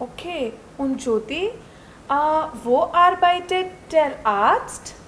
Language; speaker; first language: German; non-native, fluent; Hindi